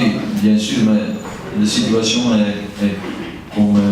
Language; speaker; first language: French; non-native, learner; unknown